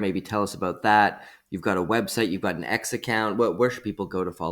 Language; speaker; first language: English; native; English